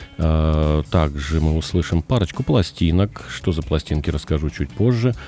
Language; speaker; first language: Russian; native; Russian